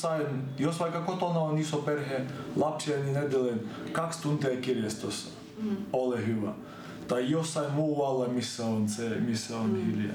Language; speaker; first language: Finnish; non-native, fluent; Ukrainian